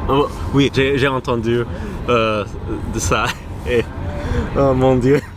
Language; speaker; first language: French; non-native, learner; English